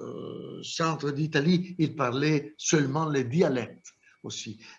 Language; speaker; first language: French; non-native, fluent; Italian